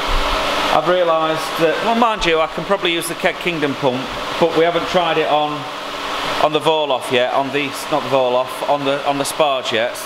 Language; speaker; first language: English; native; English